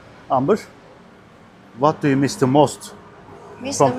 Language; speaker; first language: English; non-native, learner; Turkish